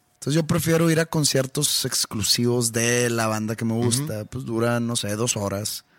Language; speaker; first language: Spanish; native; Spanish